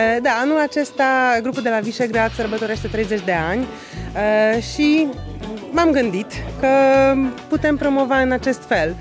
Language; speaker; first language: Romanian; non-native, fluent; Polish